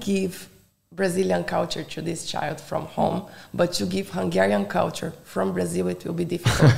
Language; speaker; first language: English; non-native, fluent; Portuguese